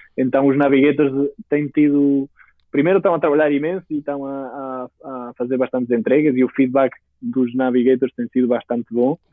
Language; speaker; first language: Portuguese; non-native, fluent; Spanish